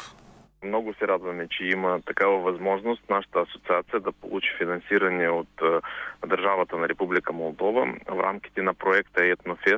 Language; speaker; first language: Bulgarian; early bilingual, heritage; Bulgarian